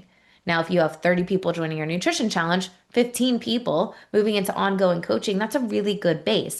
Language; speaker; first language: English; native; English